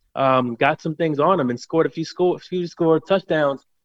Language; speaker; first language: English; native; English